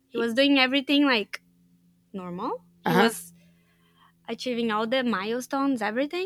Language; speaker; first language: English; non-native, fluent; Portuguese